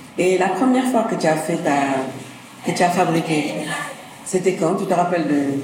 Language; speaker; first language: French; non-native, local second language; Wolof